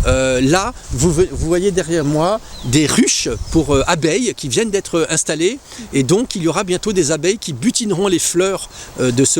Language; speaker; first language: French; native; French